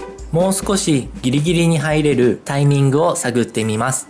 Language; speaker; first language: Japanese; native; Japanese